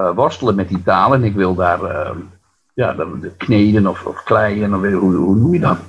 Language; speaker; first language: Dutch; non-native, local second language; Western Frisian